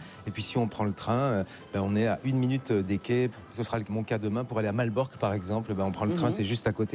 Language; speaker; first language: French; native; French